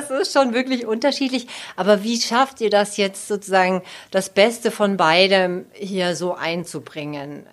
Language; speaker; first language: German; native; German